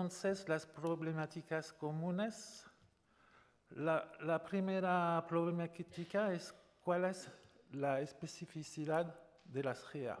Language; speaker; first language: Spanish; non-native, fluent; French